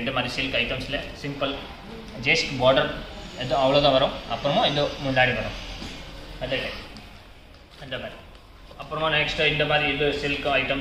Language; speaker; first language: Tamil; non-native, learner; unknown